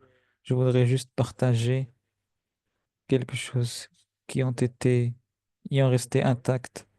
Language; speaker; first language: French; non-native, fluent; Spanish